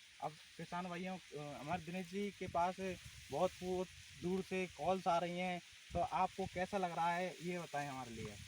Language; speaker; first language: Hindi; native; Hindi